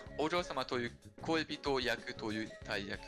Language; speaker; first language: Japanese; native; Japanese